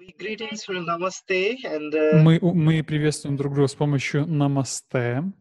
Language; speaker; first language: Russian; non-native, learner; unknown